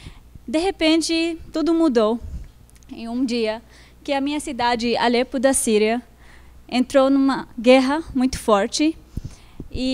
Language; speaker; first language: Portuguese; non-native, fluent; Arabic